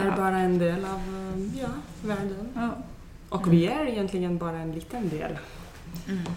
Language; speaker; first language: Swedish; non-native, fluent; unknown